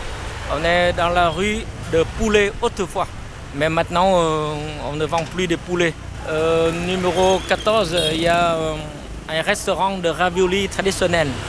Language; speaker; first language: French; non-native, fluent; Vietnamese